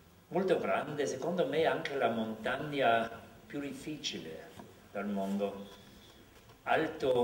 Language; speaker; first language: Italian; non-native, local second language; German